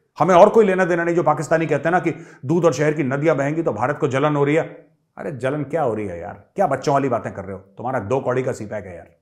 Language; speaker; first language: Hindi; native; Hindi